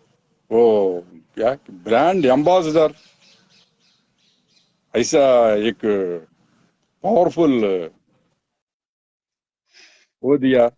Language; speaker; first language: Hindi; non-native, local second language; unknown